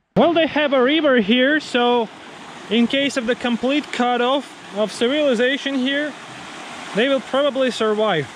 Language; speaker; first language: English; non-native, fluent; Russian